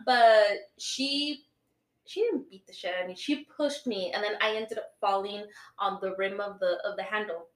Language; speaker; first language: English; early bilingual, other home language; Spanish